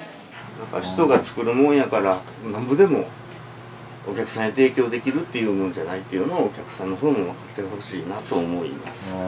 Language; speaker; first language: Japanese; native; Japanese